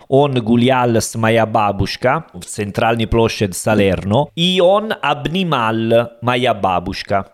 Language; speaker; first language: Russian; non-native, learner; Italian